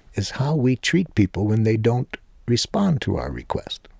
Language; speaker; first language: English; native; English